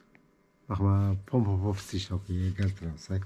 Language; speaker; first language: German; non-native, learner; Arabic